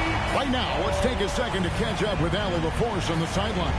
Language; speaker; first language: English; native; English